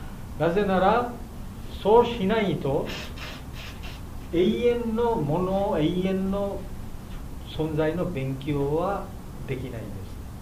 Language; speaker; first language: Japanese; non-native, learner; Bangla